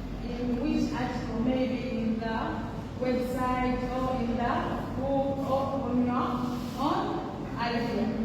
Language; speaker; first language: English; non-native, local second language; Swahili